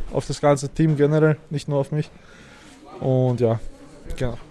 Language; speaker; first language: German; early bilingual, other home language; Serbian